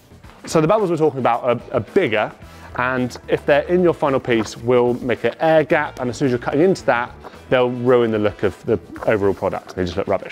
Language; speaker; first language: English; native; English